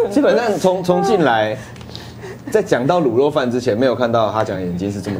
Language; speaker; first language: Chinese; native; Chinese